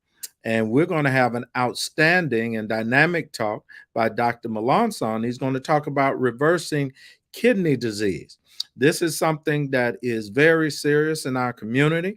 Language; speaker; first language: English; native; English